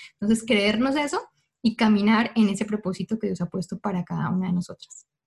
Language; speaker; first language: Spanish; native; Spanish